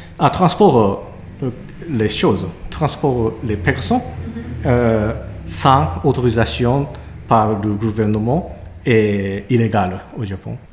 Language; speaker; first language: French; non-native, learner; Japanese